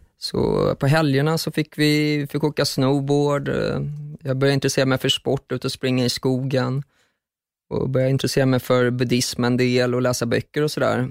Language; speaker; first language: Swedish; early bilingual, other home language; German